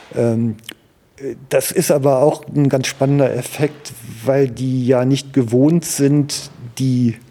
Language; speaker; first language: German; native; German